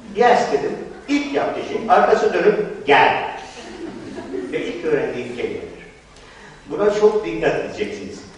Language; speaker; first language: Turkish; non-native, fluent; English